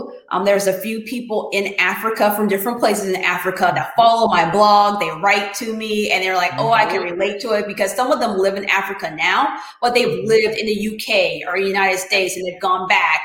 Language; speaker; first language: English; native; English